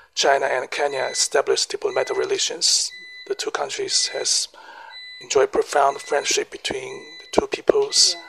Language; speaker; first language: English; non-native, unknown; Chinese